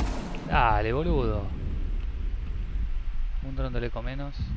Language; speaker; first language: Spanish; native; Spanish